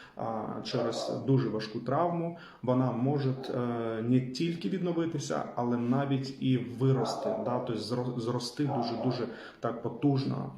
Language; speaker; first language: Ukrainian; non-native, local second language; Russian